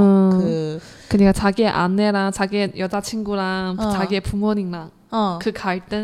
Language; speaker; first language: Korean; non-native, learner; Chinese